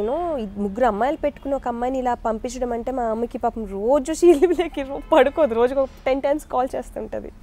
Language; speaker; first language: Telugu; early bilingual, other home language; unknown